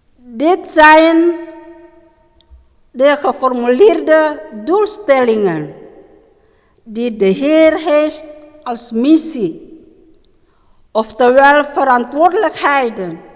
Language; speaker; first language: Dutch; non-native, learner; Indonesian